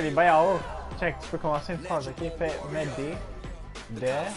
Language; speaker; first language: French; native; French